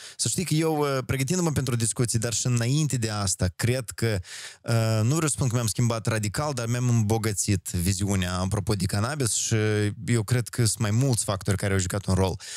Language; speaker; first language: Romanian; native; Romanian